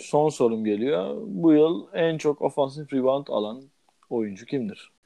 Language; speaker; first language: Turkish; native; Turkish